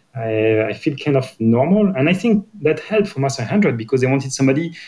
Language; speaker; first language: English; non-native, fluent; French